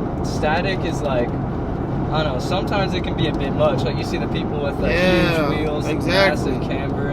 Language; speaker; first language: English; native; English